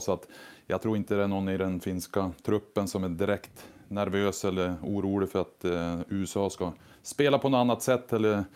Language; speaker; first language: Swedish; native; Swedish